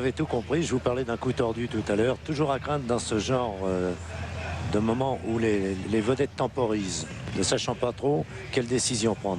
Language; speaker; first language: French; native; French